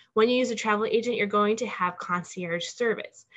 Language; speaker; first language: English; native; English